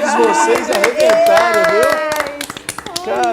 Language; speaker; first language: Portuguese; native; Portuguese